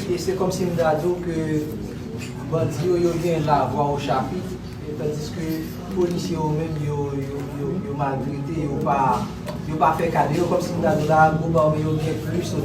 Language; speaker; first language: Haitian Creole; native; Haitian Creole